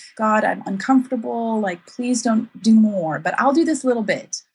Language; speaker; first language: English; native; English